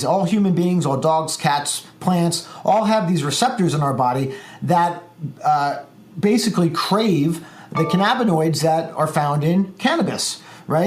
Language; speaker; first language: English; native; English